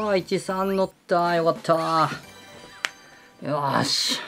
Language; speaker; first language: Japanese; native; Japanese